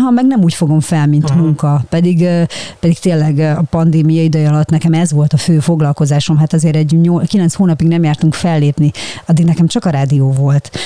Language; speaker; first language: Hungarian; native; Hungarian